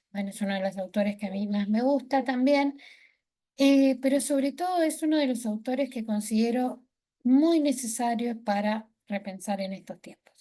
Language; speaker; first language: Spanish; native; Spanish